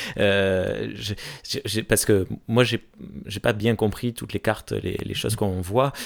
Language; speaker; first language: French; native; French